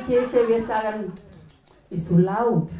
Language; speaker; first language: German; non-native, learner; Thai